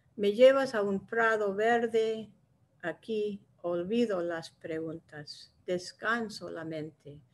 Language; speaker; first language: Spanish; non-native, fluent; English